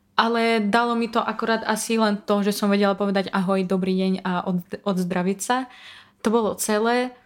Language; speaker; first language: Slovak; non-native, fluent; Russian